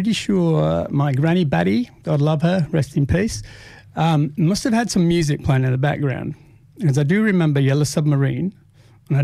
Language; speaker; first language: English; native; English